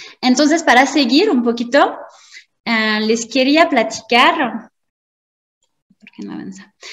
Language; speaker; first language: Spanish; non-native, fluent; French